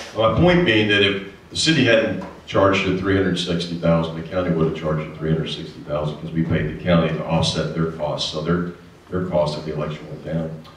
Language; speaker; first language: English; native; English